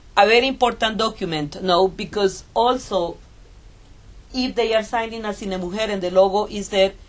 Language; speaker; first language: English; non-native, fluent; Spanish